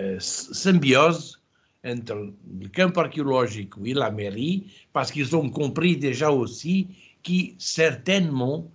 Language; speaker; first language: French; non-native, fluent; Portuguese